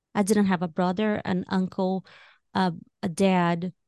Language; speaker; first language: English; non-native, fluent; Portuguese